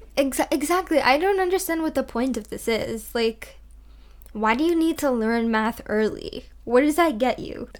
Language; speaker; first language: English; early bilingual, other home language; Hindi